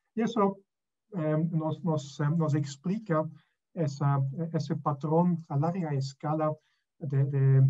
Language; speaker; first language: Spanish; non-native, fluent; Dutch